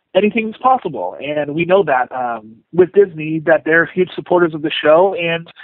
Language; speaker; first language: English; native; English